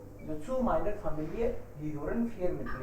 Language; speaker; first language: German; non-native, fluent; Hindi